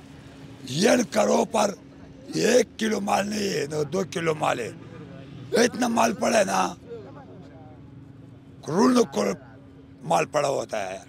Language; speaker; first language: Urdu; non-native, local second language; Pashto